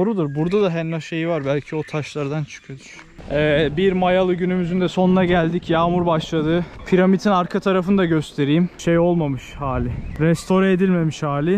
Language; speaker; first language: Turkish; native; Turkish